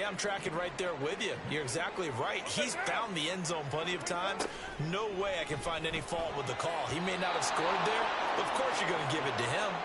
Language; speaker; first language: English; native; English